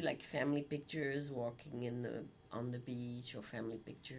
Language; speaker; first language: English; non-native, fluent; French